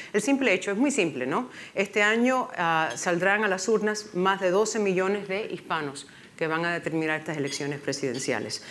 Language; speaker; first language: Spanish; early bilingual, heritage; Spanish